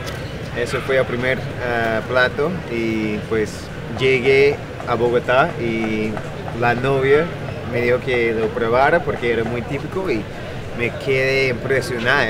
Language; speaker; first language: Spanish; non-native, fluent; English